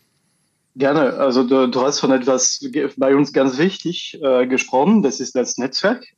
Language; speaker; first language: German; non-native, learner; French